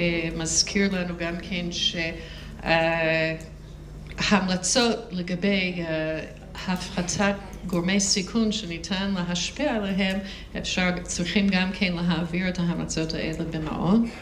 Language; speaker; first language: Hebrew; non-native, fluent; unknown